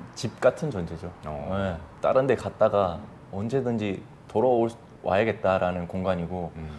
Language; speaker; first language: Korean; native; Korean